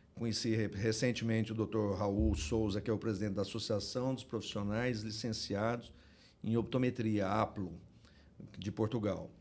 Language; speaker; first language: Portuguese; native; Portuguese